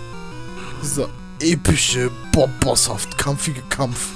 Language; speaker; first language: German; native; German